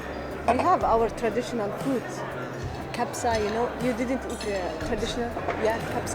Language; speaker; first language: English; non-native, learner; Arabic